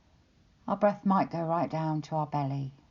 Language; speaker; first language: English; native; English